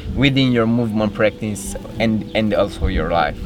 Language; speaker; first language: English; non-native, fluent; Romanian